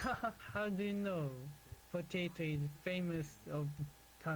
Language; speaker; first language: English; non-native, learner; Korean